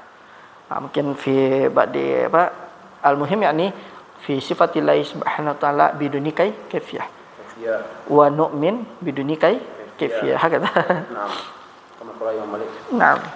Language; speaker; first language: Arabic; non-native, fluent; Malay